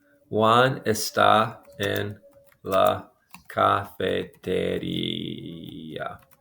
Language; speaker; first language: Spanish; non-native, fluent; English